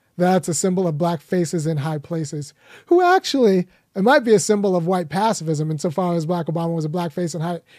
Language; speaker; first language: English; early bilingual, other home language; Akan